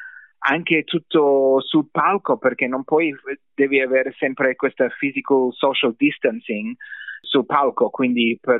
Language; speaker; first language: Italian; non-native, fluent; English